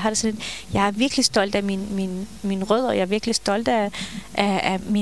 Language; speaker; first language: Danish; early bilingual, other home language; Turkish